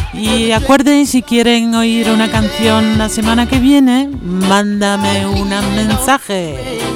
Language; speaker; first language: Spanish; non-native, learner; Dutch